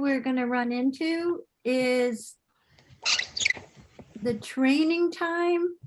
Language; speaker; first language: English; native; English